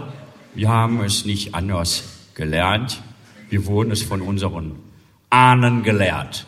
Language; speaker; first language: German; native; German